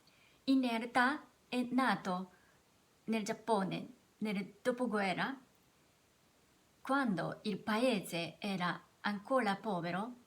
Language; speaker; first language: Italian; non-native, fluent; Japanese